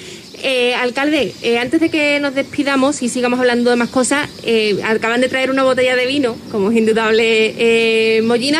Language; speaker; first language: Spanish; native; Spanish